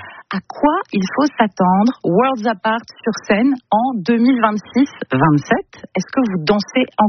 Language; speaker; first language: French; native; French